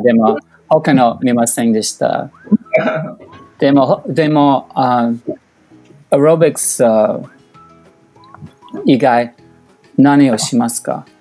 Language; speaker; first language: Japanese; non-native, learner; English